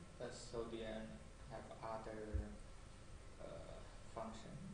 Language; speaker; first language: English; non-native, learner; Chinese